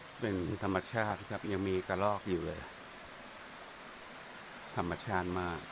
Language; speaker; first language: Thai; native; Thai